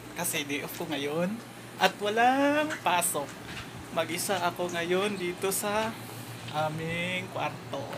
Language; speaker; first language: Filipino; non-native, local second language; Cebuano